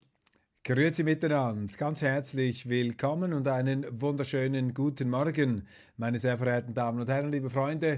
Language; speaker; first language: German; native; German